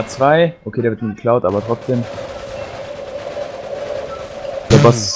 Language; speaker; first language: German; native; German